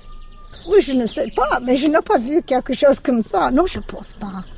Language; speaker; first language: French; non-native, fluent; English